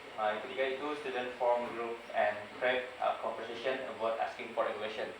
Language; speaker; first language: English; non-native, learner; Indonesian